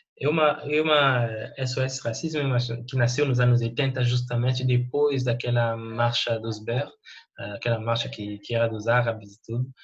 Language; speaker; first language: Portuguese; non-native, fluent; French